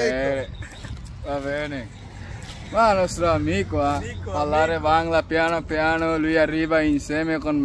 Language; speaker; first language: Italian; non-native, learner; Bangla